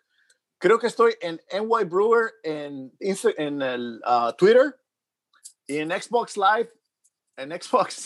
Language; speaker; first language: Spanish; early bilingual, heritage; Spanish